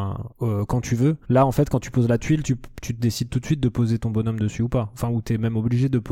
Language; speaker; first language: French; native; French